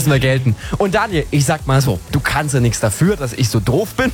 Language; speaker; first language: German; native; German